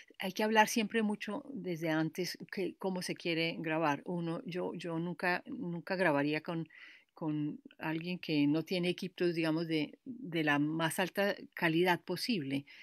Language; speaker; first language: Spanish; native; Spanish